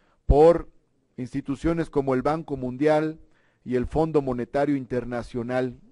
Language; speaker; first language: Spanish; native; Spanish